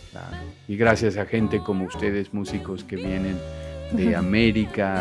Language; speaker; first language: Portuguese; non-native, learner; Spanish